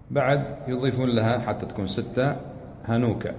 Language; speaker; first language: Arabic; native; Arabic